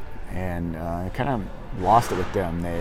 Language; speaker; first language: English; native; English